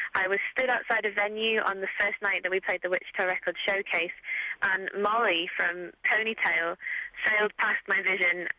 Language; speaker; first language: English; native; English